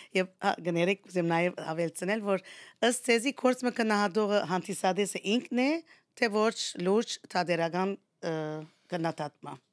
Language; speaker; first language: Armenian; early bilingual, heritage; Armenian